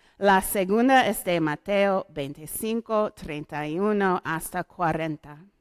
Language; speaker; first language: Spanish; non-native, learner; English